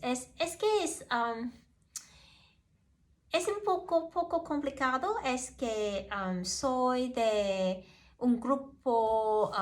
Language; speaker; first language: Spanish; non-native, learner; Cantonese